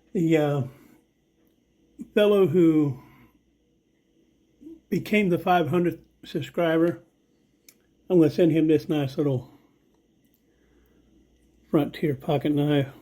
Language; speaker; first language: English; native; English